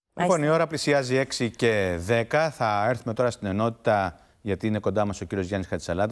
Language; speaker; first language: Greek; native; Greek